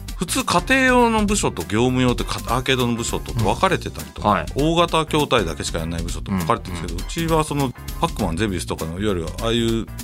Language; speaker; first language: Japanese; native; Japanese